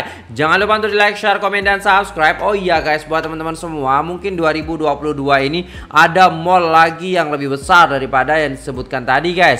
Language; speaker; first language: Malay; non-native, local second language; Javanese